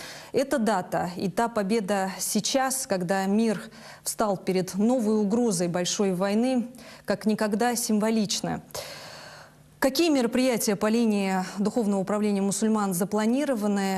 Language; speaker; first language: Russian; native; Russian